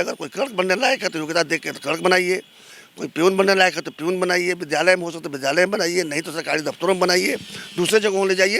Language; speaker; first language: Hindi; native; Hindi